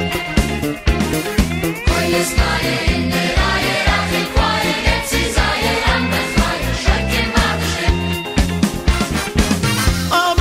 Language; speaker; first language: English; native; English